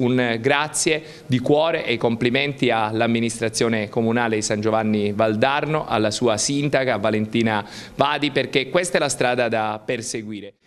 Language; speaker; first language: Italian; native; Italian